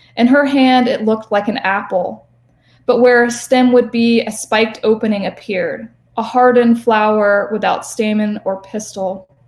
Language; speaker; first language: English; native; English